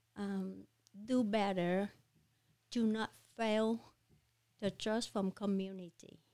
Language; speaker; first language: English; non-native, learner; Vietnamese